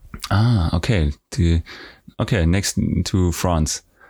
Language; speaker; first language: English; non-native, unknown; German